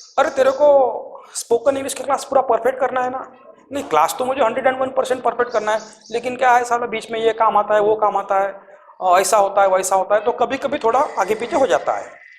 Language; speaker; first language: Hindi; non-native, local second language; Marathi